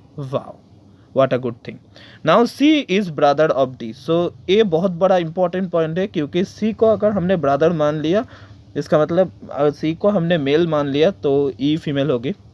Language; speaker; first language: Hindi; non-native, local second language; Bangla